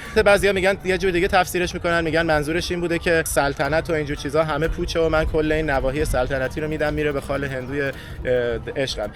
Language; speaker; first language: Persian; native; Persian